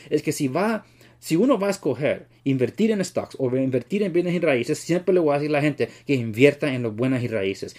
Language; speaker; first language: Spanish; early bilingual, heritage; Spanish